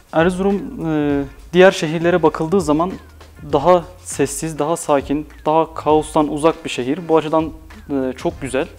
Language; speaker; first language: Turkish; early bilingual, other home language; Uzbek